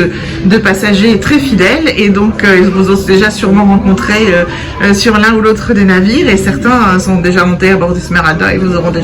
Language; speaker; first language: French; native; French